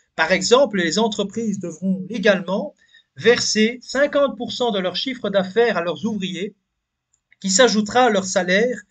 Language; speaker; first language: French; native; French